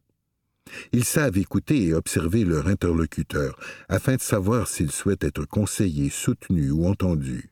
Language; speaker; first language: French; native; French